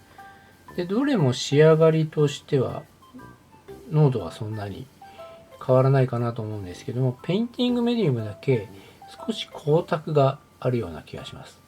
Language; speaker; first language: Japanese; native; Japanese